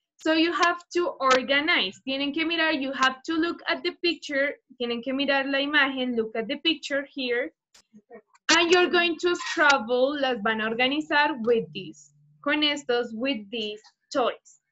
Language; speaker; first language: English; non-native, fluent; Spanish